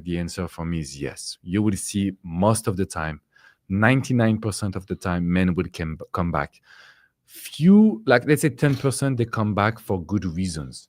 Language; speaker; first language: English; non-native, fluent; French